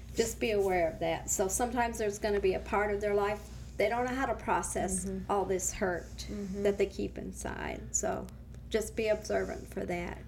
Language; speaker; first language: English; native; English